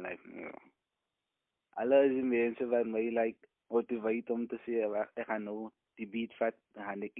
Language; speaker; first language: English; non-native, local second language; Afrikaans